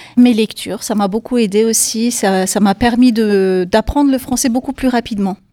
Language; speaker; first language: French; non-native, fluent; Kurdish